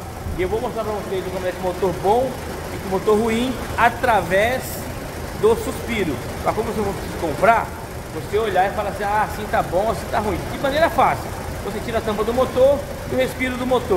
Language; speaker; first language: Portuguese; native; Portuguese